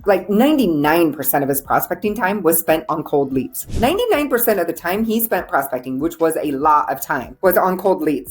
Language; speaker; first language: English; native; English